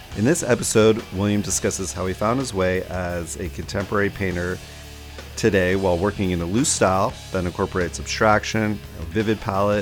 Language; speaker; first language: English; native; English